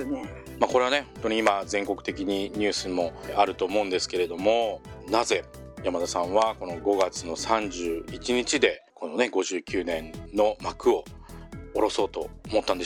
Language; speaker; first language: Japanese; native; Japanese